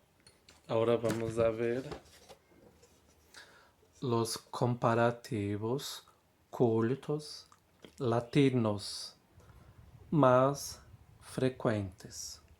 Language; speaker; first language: Spanish; non-native, fluent; Portuguese